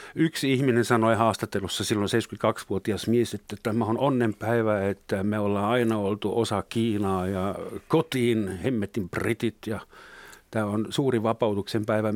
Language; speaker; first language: Finnish; native; Finnish